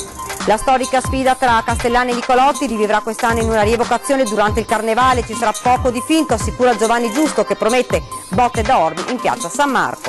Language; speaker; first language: Italian; native; Italian